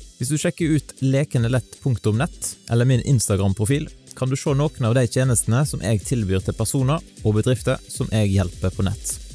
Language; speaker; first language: Norwegian; native; Norwegian